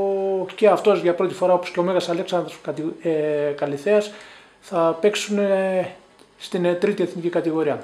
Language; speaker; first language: Greek; native; Greek